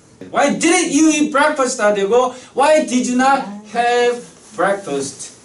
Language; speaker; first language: English; non-native, fluent; Korean